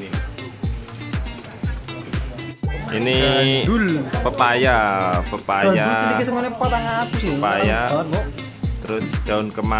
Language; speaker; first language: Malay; non-native, local second language; Javanese